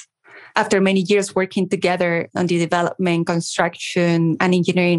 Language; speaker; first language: English; non-native, fluent; Spanish